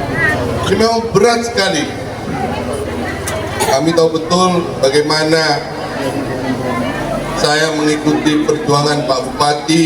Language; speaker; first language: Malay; non-native, local second language; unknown